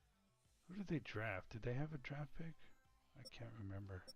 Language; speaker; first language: English; native; English